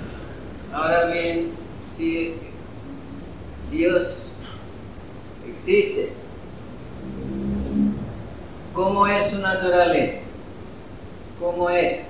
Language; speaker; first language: Spanish; non-native, fluent; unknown